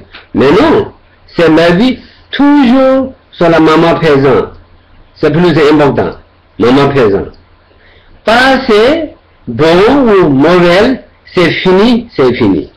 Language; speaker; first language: French; non-native, learner; Tibetan